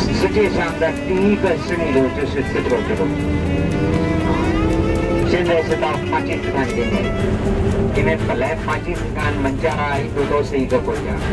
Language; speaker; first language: Chinese; non-native, fluent; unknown